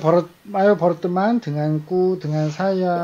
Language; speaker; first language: Indonesian; non-native, fluent; Korean